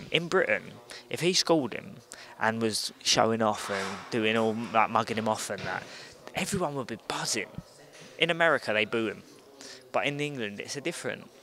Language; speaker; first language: English; native; English